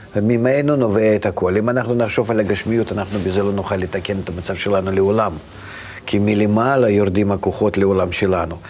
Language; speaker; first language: Hebrew; non-native, fluent; Russian